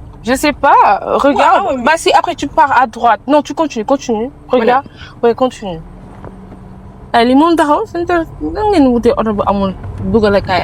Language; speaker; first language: French; non-native, local second language; Wolof